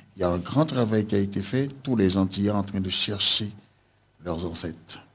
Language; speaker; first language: French; native; French